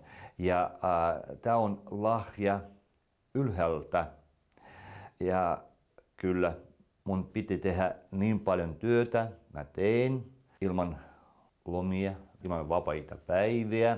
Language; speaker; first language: Finnish; non-native, local second language; Russian